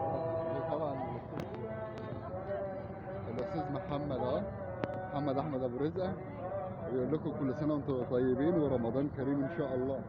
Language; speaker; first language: Arabic; native; Arabic